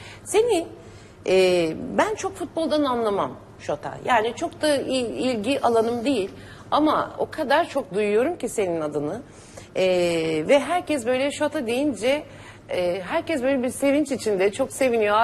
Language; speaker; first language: Turkish; native; Turkish